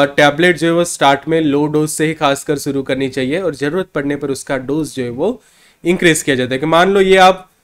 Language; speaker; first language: Hindi; non-native, local second language; Gujarati